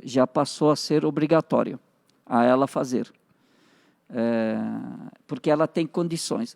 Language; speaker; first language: Portuguese; native; Portuguese